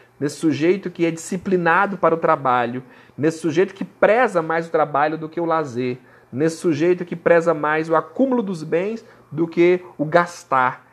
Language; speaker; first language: Portuguese; native; Portuguese